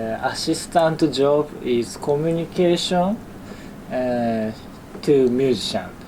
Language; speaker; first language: English; non-native, learner; Japanese